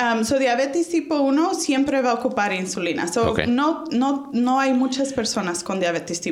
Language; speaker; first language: Spanish; early bilingual, heritage; Spanish